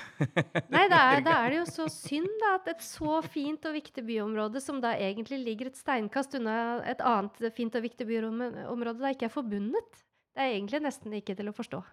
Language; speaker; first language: Norwegian; native; Norwegian